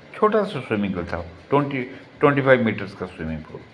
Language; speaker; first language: Hindi; non-native, local second language; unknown